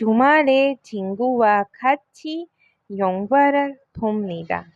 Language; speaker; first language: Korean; non-native, fluent; Hindi